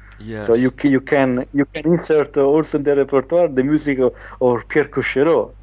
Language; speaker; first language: English; non-native, learner; Italian